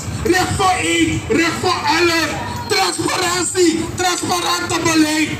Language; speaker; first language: Dutch; non-native, local second language; Sranan Tongo